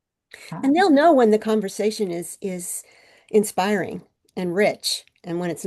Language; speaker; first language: English; native; English